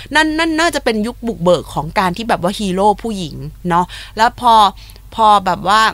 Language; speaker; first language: Thai; non-native, fluent; Japanese